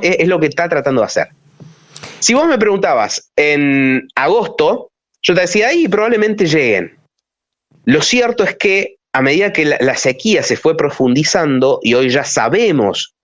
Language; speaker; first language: Spanish; native; Spanish